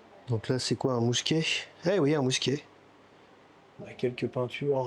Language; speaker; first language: French; native; French